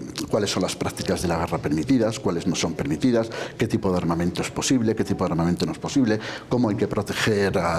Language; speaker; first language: Spanish; native; Spanish